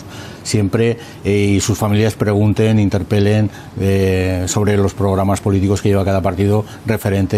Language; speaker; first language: Spanish; native; Spanish